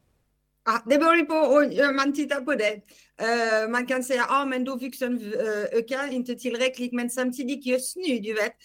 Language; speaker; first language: Swedish; non-native, fluent; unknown